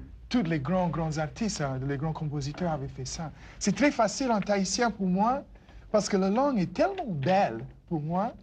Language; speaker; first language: French; non-native, fluent; English